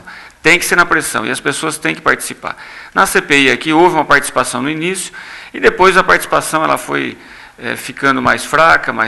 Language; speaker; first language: Portuguese; native; Portuguese